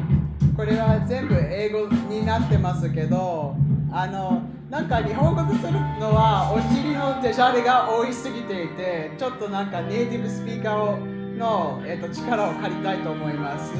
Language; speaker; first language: Japanese; non-native, fluent; English